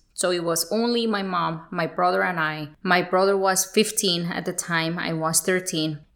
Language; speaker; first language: English; early bilingual, other home language; Spanish